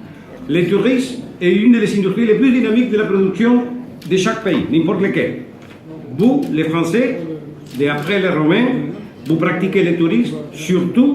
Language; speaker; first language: French; non-native, fluent; Spanish